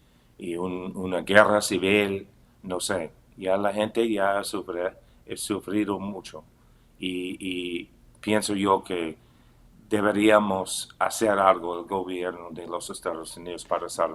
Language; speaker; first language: Spanish; non-native, fluent; English